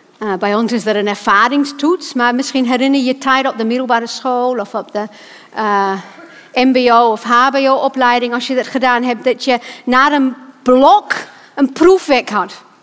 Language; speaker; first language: Dutch; non-native, fluent; English